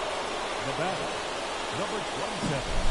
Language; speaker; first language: English; native; English